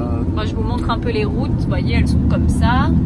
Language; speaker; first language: French; native; French